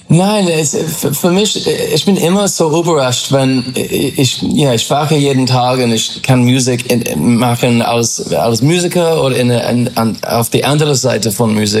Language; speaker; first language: German; non-native, learner; English